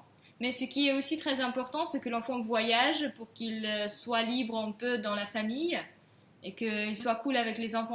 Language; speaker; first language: French; non-native, fluent; Russian